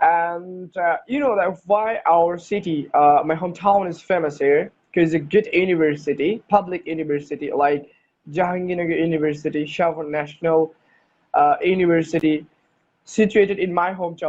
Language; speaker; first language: English; non-native, learner; Bangla